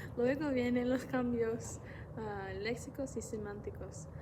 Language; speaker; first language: Spanish; non-native, fluent; English